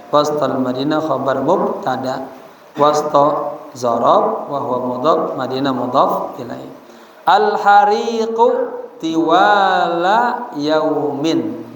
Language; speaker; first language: Arabic; non-native, fluent; Indonesian